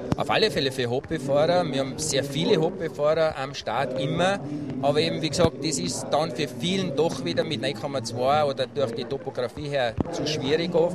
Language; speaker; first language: German; native; German